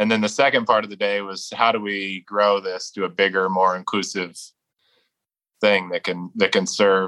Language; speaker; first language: English; native; English